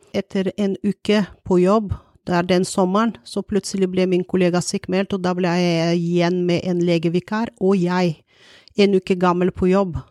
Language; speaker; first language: Norwegian; non-native, fluent; Bulgarian